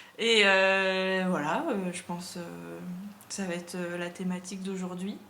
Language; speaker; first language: French; native; French